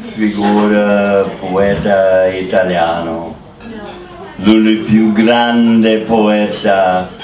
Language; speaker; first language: Italian; non-native, learner; English